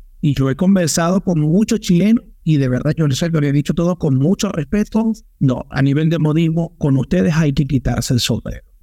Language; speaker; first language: Spanish; native; Spanish